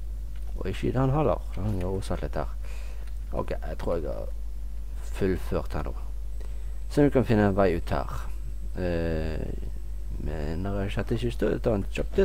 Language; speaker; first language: Norwegian; native; Norwegian